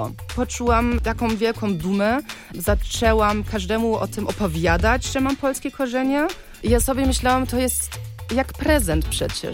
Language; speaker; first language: Polish; early bilingual, heritage; Polish